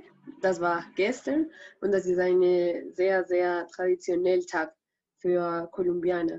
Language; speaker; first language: German; non-native, learner; Spanish